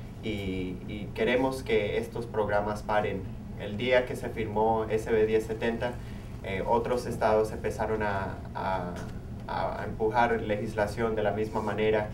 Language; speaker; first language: Spanish; early bilingual, heritage; Spanish